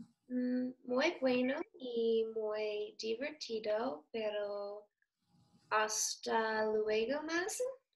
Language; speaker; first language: Spanish; non-native, learner; English